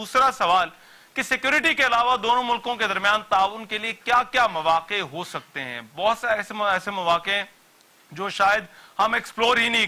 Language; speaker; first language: Urdu; native; Urdu